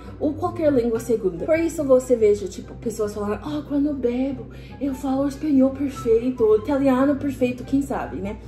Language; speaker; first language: Portuguese; non-native, fluent; English